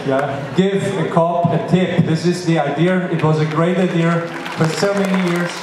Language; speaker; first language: English; non-native, fluent; German